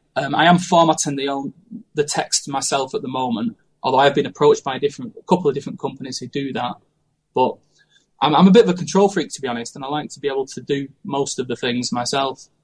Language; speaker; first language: English; native; English